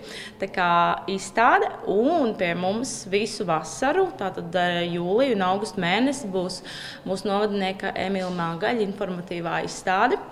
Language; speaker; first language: Latvian; native; Latvian